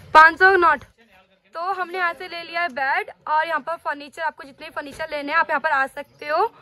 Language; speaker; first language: Hindi; native; Hindi